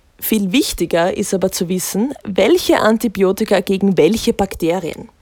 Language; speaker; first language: German; native; German